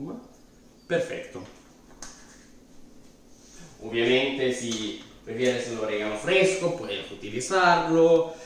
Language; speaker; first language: Spanish; non-native, fluent; Italian